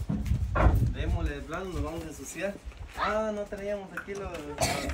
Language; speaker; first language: Spanish; native; Spanish